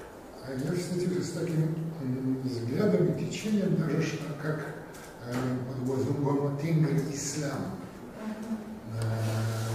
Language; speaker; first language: Russian; non-native, fluent; Polish